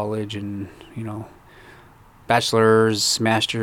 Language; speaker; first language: English; early bilingual, other home language; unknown